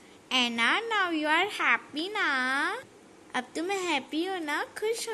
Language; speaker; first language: Hindi; native; Hindi